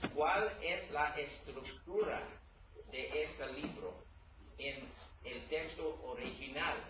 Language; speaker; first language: Spanish; non-native, learner; English